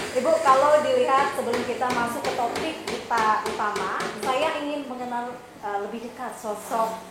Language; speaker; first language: Indonesian; native; Indonesian